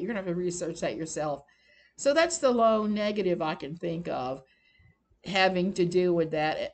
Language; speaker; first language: English; native; English